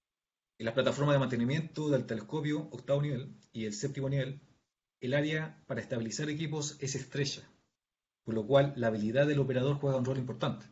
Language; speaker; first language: Spanish; native; Spanish